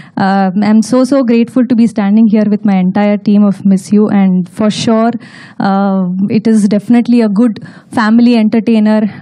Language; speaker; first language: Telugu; non-native, fluent; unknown